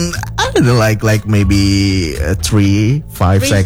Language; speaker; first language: English; non-native, fluent; Indonesian